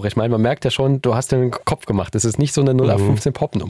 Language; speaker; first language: German; native; German